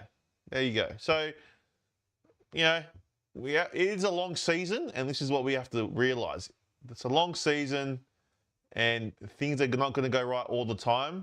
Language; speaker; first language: English; native; English